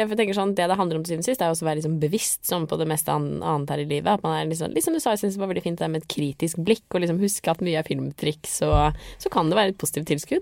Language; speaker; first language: Norwegian; native; Norwegian